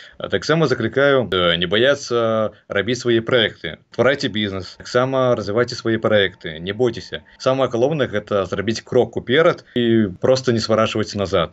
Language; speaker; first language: Belarusian; non-native, local second language; Russian